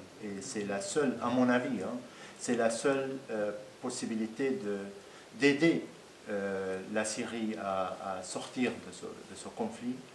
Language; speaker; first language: French; non-native, fluent; Arabic